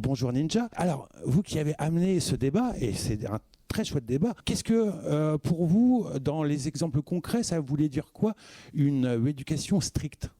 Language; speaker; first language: French; native; French